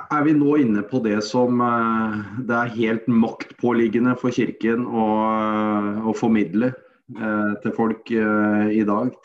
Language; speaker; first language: Norwegian; native; Norwegian